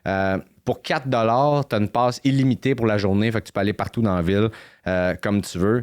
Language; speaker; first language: French; native; French